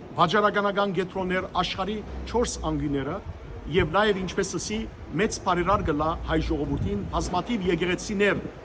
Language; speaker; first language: Armenian; native; Armenian